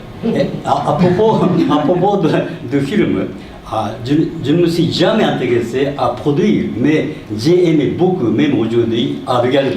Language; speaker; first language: French; non-native, learner; Japanese